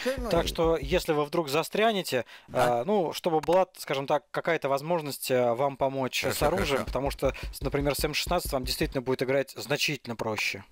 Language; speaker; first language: Russian; native; Russian